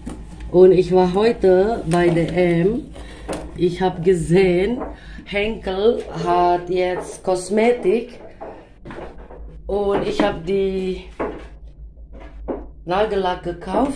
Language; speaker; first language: German; non-native, fluent; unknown